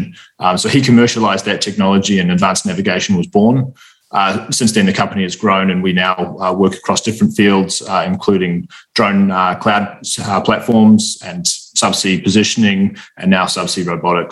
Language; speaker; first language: English; native; English